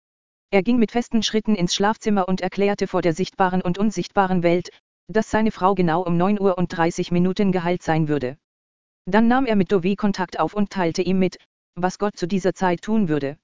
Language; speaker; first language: German; native; German